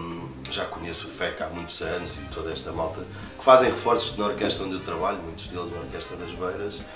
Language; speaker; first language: Portuguese; native; Portuguese